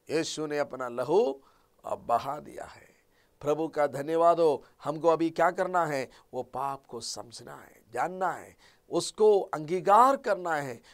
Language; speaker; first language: Hindi; non-native, local second language; Malayalam